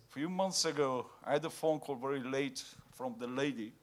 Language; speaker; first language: English; non-native, fluent; Persian